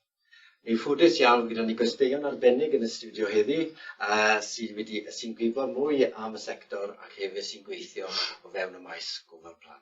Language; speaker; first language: Welsh; native; Welsh